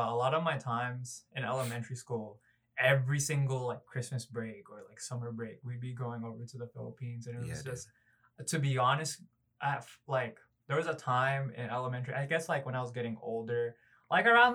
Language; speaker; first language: English; early bilingual, other home language; Cebuano